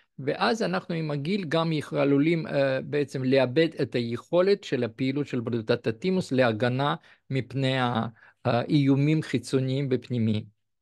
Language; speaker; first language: Hebrew; non-native, fluent; Russian